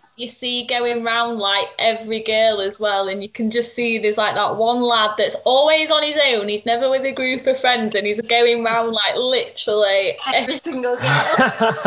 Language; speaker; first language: English; native; English